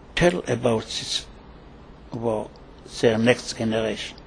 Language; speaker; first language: English; non-native, learner; German